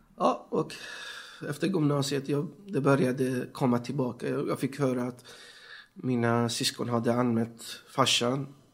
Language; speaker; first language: Swedish; non-native, fluent; Persian